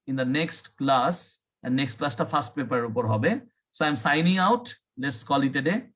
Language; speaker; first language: English; non-native, local second language; Bangla